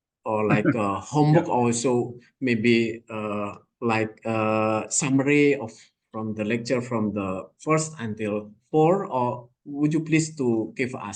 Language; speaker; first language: English; non-native, learner; Indonesian